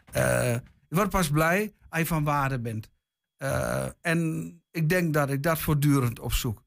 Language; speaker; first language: Dutch; native; Dutch